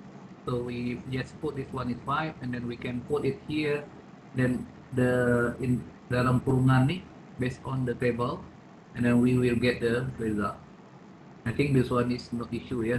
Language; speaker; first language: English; non-native, fluent; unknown